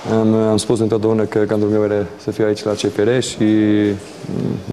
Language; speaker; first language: Romanian; non-native, fluent; Portuguese